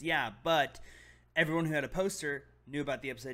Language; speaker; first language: English; native; English